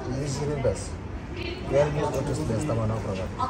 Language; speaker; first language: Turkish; non-native, learner; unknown